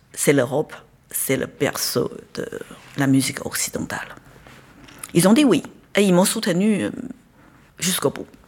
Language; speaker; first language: French; non-native, fluent; Chinese